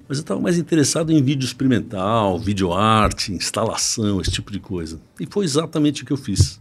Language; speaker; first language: Portuguese; native; Portuguese